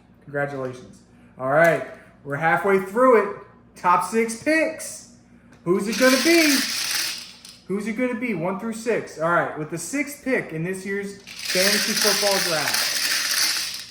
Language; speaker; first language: English; native; English